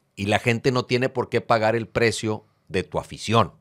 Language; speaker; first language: Spanish; native; Spanish